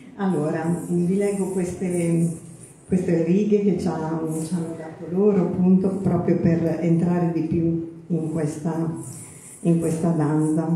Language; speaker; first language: Italian; non-native, learner; Portuguese